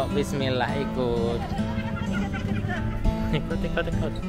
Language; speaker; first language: Indonesian; non-native, learner; Arabic